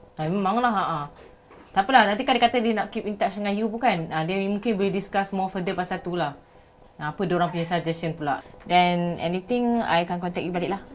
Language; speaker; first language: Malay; native; Malay